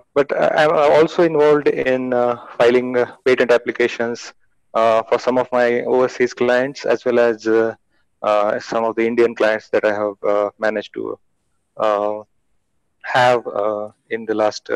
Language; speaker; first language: English; non-native, local second language; Marathi